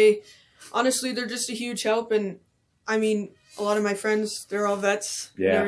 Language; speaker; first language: English; native; English